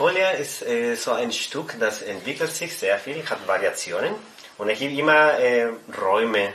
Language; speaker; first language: German; non-native, fluent; Spanish